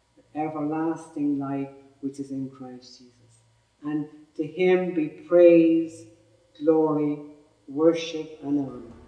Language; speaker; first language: English; native; English